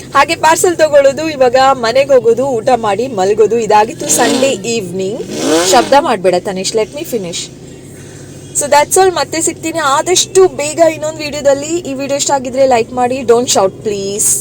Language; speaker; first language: Kannada; native; Kannada